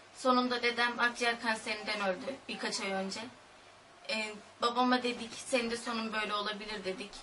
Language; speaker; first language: Turkish; native; Turkish